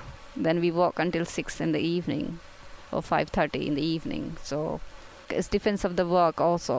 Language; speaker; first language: English; non-native, local second language; Kannada